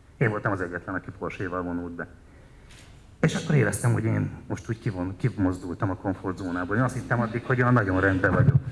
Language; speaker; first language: Hungarian; native; Hungarian